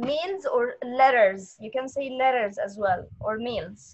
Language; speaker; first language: English; non-native, fluent; Arabic